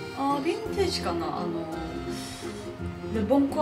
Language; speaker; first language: Japanese; non-native, fluent; Chinese